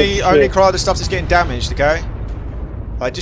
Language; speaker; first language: English; native; English